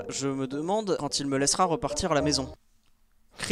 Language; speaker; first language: French; native; French